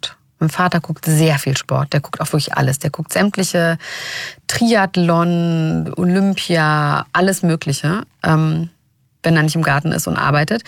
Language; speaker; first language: German; native; German